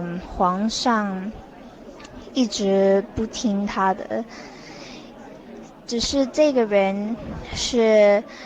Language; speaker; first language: Chinese; non-native, learner; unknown